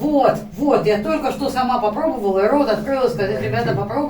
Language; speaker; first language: Russian; native; Russian